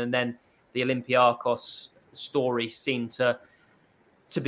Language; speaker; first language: English; native; English